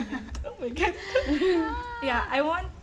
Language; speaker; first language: English; non-native, local second language; Filipino